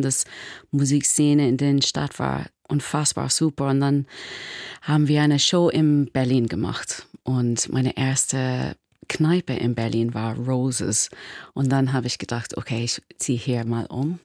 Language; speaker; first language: German; non-native, fluent; English